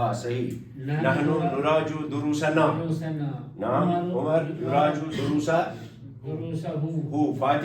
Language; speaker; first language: Arabic; non-native, fluent; Urdu